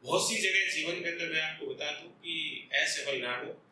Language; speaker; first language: Hindi; non-native, local second language; Gujarati